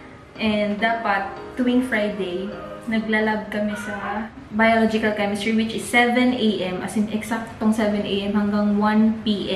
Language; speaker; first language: Filipino; non-native, local second language; Bikol